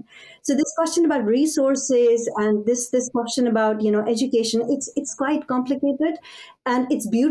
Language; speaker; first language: English; non-native, local second language; Pashto